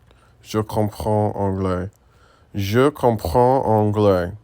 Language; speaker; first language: French; non-native, learner; English